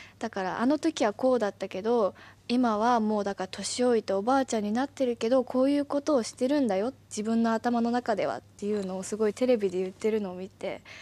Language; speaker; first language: Japanese; native; Japanese